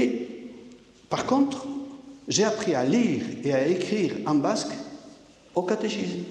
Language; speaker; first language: French; native; French